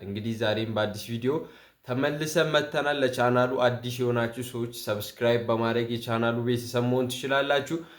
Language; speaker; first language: Amharic; native; Amharic